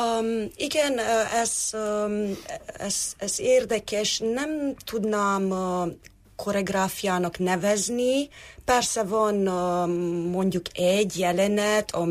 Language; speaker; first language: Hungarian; non-native, local second language; Romanian